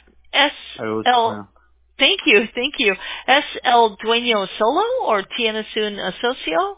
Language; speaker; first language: Spanish; non-native, learner; English